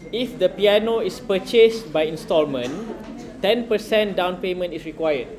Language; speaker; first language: English; non-native, local second language; Malay